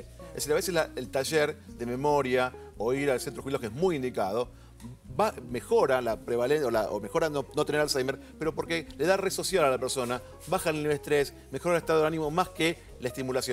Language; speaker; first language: Spanish; native; Spanish